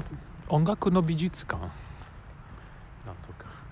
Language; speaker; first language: Japanese; non-native, learner; English